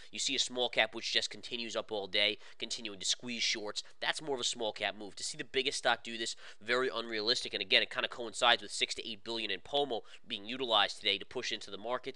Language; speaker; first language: English; native; English